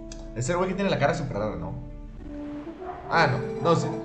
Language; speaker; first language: Spanish; native; Spanish